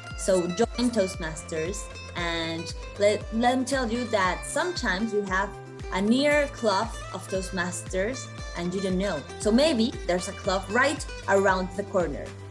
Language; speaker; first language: English; non-native, fluent; Spanish